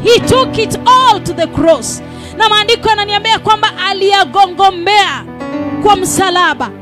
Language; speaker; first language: English; non-native, local second language; Swahili